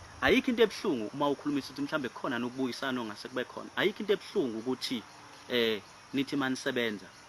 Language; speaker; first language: Zulu; native; Zulu